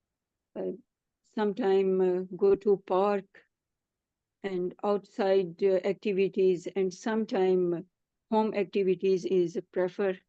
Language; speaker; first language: English; non-native, learner; Urdu